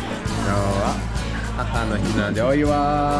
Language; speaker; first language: Japanese; native; Japanese